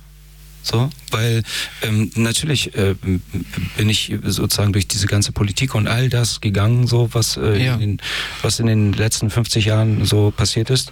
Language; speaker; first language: German; early bilingual, other home language; Persian